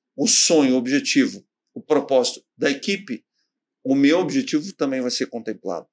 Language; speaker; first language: Portuguese; native; Portuguese